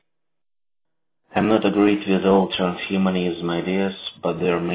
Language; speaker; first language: English; non-native, learner; Russian